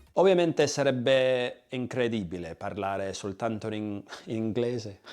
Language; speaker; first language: Italian; non-native, learner; English